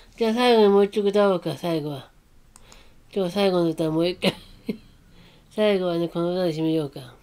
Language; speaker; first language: Japanese; native; Japanese